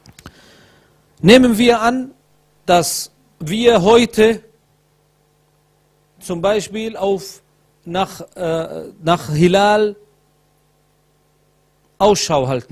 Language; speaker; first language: German; non-native, fluent; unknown